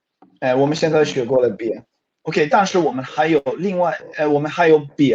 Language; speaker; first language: Chinese; non-native, fluent; Swedish